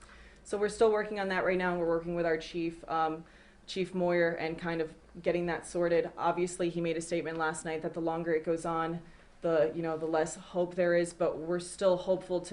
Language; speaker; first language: English; native; English